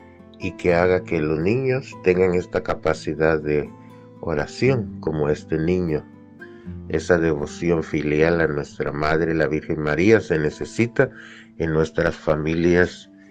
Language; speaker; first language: Spanish; native; Spanish